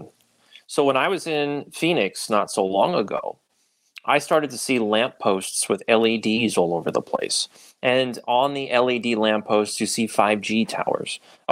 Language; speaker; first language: English; native; English